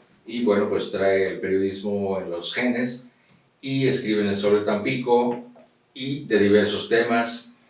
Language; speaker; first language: Spanish; native; Spanish